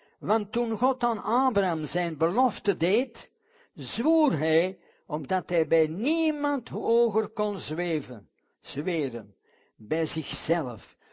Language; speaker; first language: Dutch; non-native, fluent; English